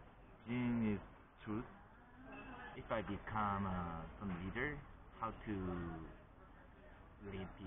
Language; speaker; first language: English; non-native, learner; Korean